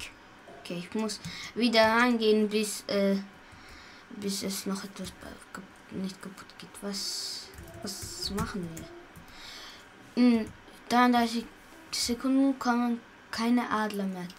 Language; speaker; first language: German; early bilingual, other home language; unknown